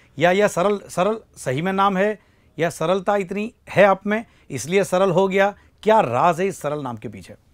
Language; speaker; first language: Hindi; non-native, local second language; Gujarati